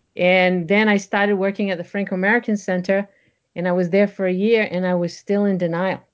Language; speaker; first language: English; early bilingual, other home language; French